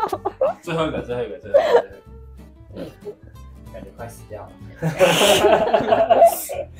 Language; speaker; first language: Chinese; native; Chinese